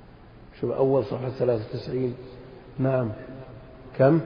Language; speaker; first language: Arabic; native; Arabic